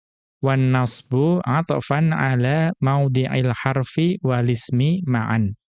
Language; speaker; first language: Arabic; non-native, fluent; Indonesian